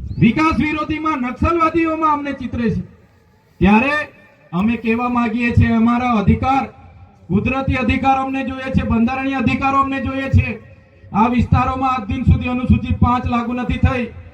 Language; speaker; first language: Gujarati; non-native, local second language; Bhili